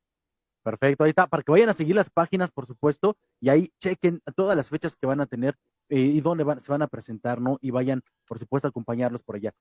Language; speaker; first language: Spanish; native; Spanish